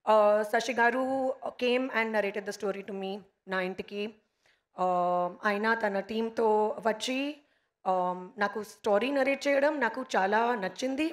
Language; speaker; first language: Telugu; non-native, local second language; Hindi